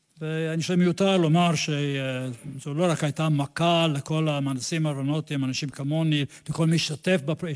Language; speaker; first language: Hebrew; non-native, fluent; English